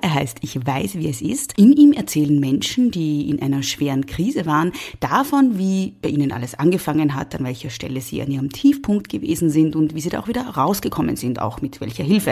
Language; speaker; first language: German; native; German